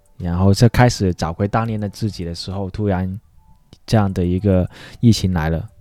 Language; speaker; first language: Chinese; non-native, local second language; Cantonese